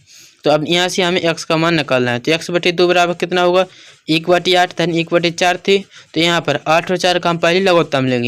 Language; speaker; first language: Hindi; native; Hindi